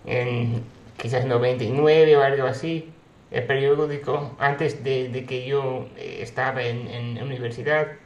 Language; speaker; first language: Spanish; non-native, fluent; English